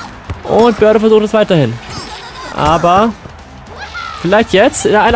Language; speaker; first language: German; native; German